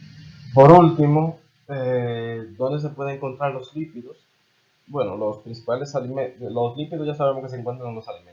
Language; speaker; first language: Spanish; native; Spanish